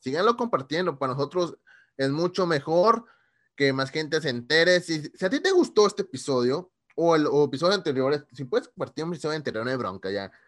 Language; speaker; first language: Spanish; native; Spanish